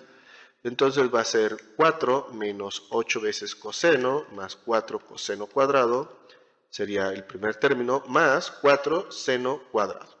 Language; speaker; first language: Spanish; native; Spanish